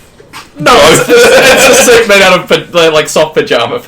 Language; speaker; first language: English; native; English